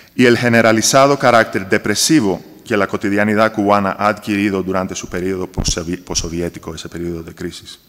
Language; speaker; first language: Spanish; non-native, fluent; Greek